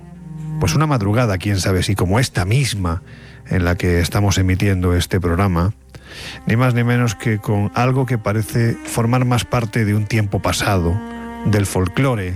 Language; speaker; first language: Spanish; native; Spanish